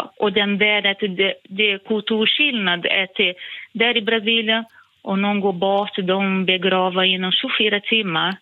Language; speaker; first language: Swedish; non-native, fluent; Portuguese